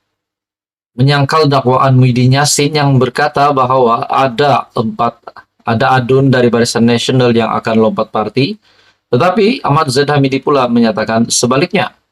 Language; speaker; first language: Malay; native; Malay